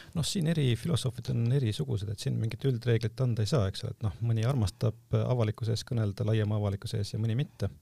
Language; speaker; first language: Estonian; native; Estonian